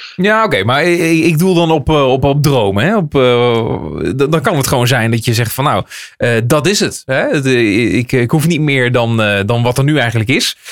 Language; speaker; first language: Dutch; native; Dutch